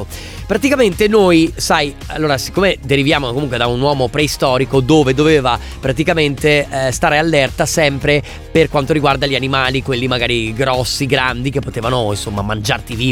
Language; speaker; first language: Italian; native; Italian